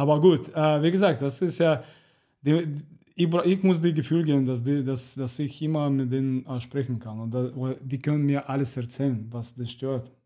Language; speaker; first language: German; non-native, fluent; Russian